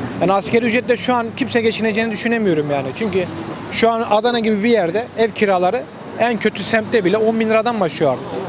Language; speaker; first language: Turkish; native; Turkish